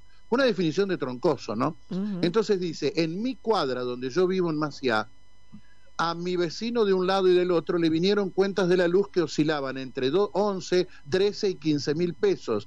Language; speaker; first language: Spanish; native; Spanish